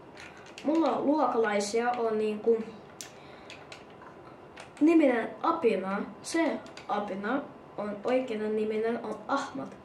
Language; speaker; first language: Finnish; early bilingual, other home language; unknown